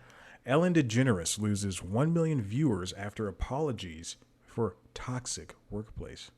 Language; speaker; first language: English; native; English